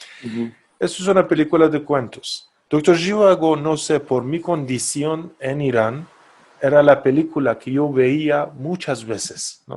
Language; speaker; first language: Spanish; non-native, fluent; Persian